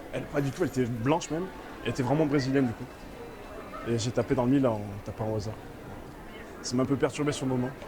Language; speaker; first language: French; native; French